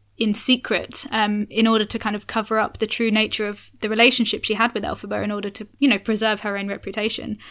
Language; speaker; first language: English; native; English